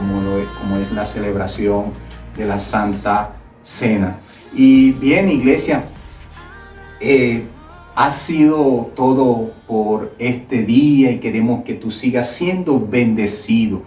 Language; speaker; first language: Spanish; native; Spanish